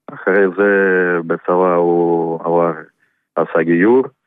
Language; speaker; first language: Hebrew; non-native, fluent; Russian